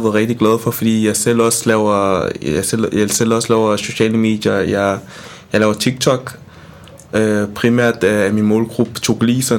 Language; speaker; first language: Danish; non-native, fluent; Ewe